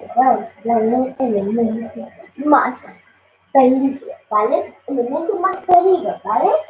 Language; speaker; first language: Spanish; early bilingual, other home language; Filipino